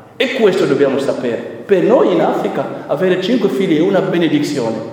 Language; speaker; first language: Italian; non-native, fluent; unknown